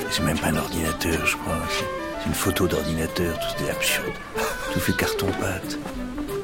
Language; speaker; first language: French; native; French